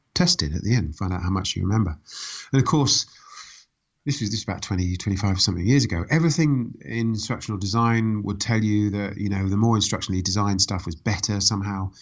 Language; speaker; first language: English; native; English